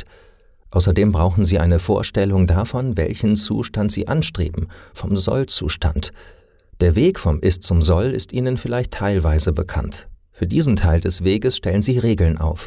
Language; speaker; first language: German; native; German